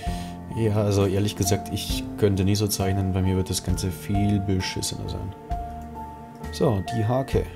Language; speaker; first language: German; native; German